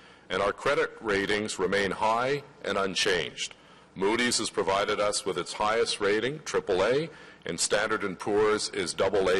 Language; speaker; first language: English; native; English